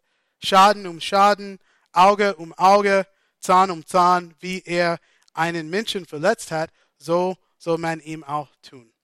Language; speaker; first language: German; non-native, fluent; English